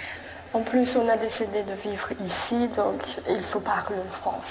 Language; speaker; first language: French; non-native, learner; Chinese